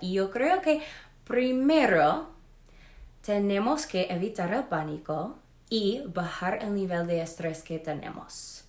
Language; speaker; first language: Spanish; non-native, fluent; English